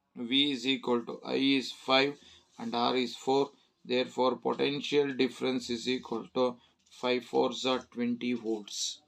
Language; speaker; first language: English; non-native, local second language; Kannada